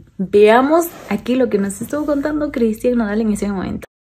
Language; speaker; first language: Spanish; native; Spanish